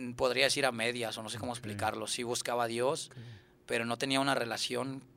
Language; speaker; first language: Spanish; native; Spanish